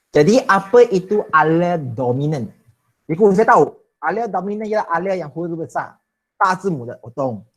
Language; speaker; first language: Malay; non-native, local second language; Chinese